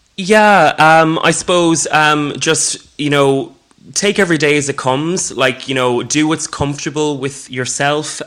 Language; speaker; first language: English; native; English